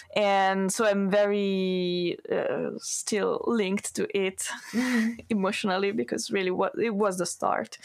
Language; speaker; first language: English; non-native, fluent; Italian